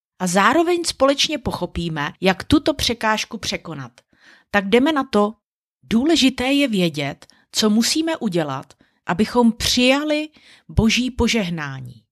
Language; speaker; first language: Czech; native; Czech